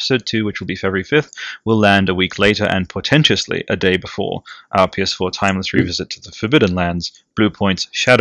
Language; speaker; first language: English; non-native, fluent; Italian